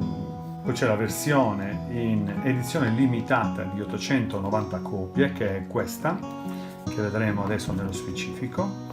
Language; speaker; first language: Italian; native; Italian